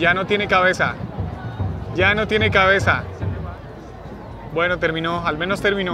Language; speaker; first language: Spanish; native; Spanish